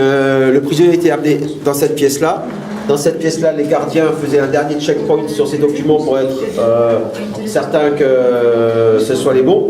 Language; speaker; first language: French; native; French